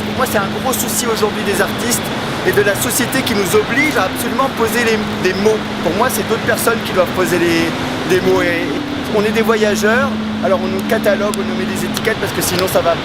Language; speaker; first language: French; native; French